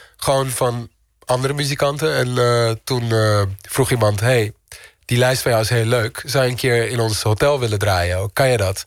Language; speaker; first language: Dutch; early bilingual, other home language; Turkish